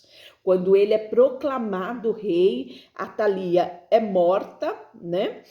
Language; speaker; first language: Portuguese; native; Portuguese